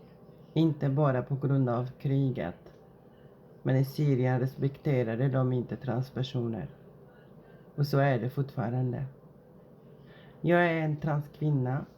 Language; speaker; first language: Swedish; non-native, fluent; Arabic